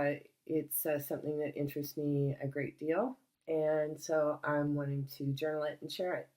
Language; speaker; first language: English; native; English